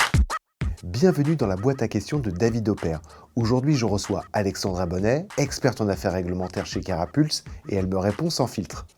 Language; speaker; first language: French; native; French